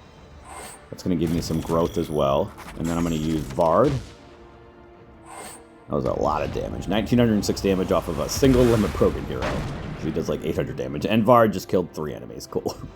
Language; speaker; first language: English; native; English